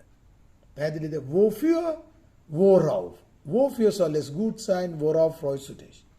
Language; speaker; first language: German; non-native, fluent; Sinhala